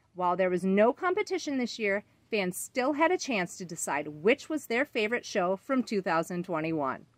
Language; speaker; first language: English; native; English